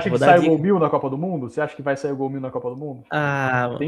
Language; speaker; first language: Portuguese; native; Portuguese